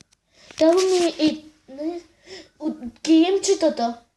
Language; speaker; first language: Bulgarian; native; Bulgarian